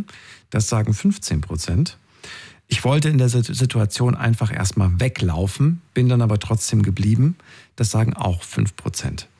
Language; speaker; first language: German; native; German